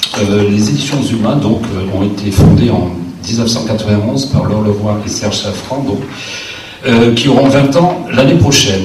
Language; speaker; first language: French; native; French